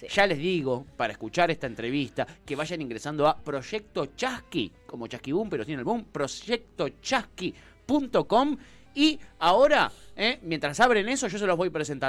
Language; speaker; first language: Spanish; native; Spanish